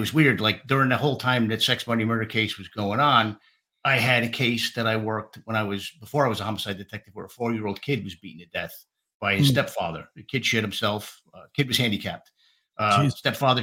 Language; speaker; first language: English; native; English